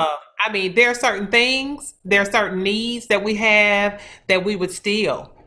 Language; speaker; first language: English; native; English